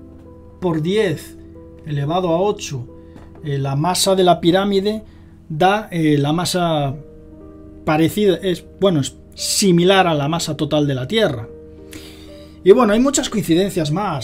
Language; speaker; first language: Spanish; native; Spanish